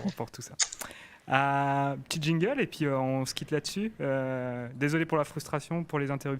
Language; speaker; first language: French; native; French